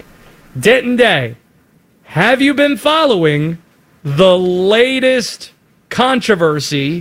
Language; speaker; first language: English; native; English